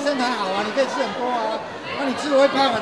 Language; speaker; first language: Chinese; native; Chinese